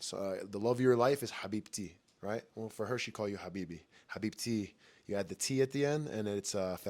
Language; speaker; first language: English; native; English